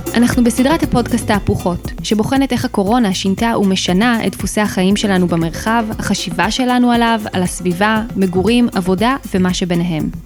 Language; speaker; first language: Hebrew; native; Hebrew